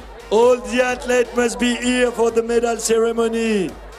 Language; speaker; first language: English; non-native, learner; French